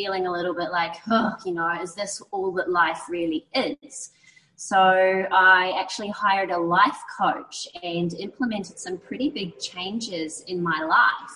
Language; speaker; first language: English; native; English